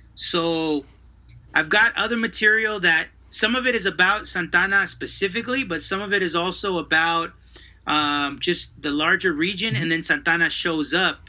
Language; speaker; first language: English; early bilingual, other home language; Spanish